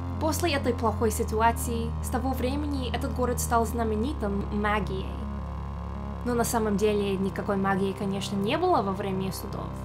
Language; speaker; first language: Russian; non-native, learner; English